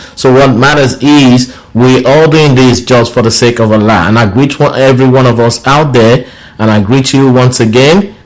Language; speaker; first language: English; non-native, local second language; Yoruba